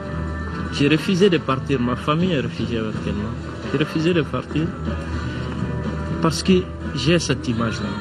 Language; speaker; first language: French; non-native, local second language; Tamasheq